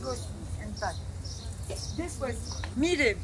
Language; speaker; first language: Spanish; non-native, learner; Greek